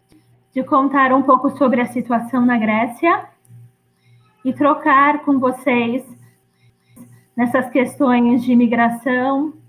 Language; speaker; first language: Portuguese; non-native, fluent; Greek